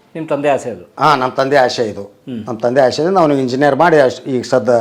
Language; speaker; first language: Kannada; native; Kannada